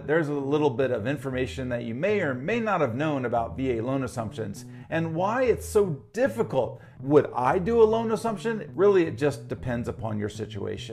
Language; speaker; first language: English; native; English